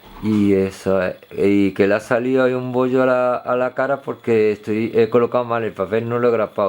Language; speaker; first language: Spanish; early bilingual, heritage; Spanish